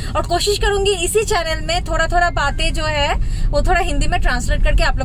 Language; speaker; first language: Hindi; non-native, local second language; Bangla